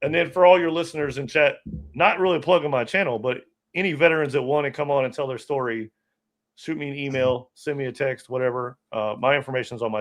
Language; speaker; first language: English; native; English